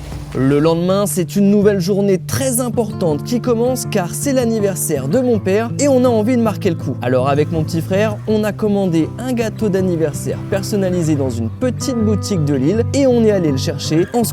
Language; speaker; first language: French; native; French